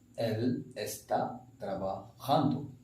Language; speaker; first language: Spanish; non-native, fluent; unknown